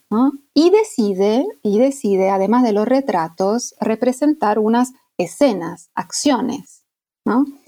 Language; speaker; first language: Spanish; non-native, fluent; Italian